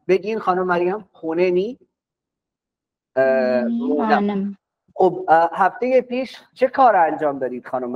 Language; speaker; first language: Persian; non-native, fluent; Urdu